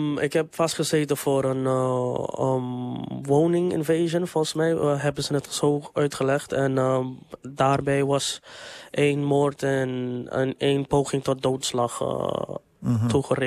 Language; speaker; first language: Dutch; non-native, local second language; English